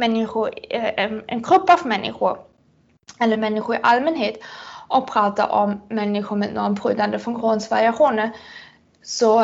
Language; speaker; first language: Swedish; non-native, fluent; German